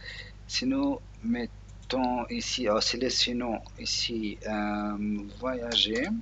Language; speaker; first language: French; non-native, learner; Portuguese